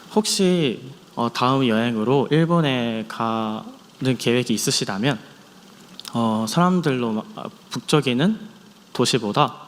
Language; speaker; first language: Korean; non-native, fluent; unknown